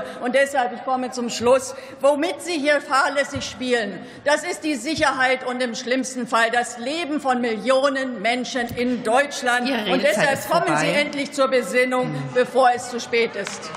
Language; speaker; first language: German; native; German